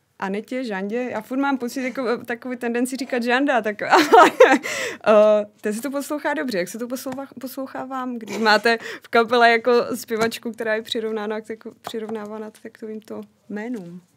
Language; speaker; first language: Czech; native; Czech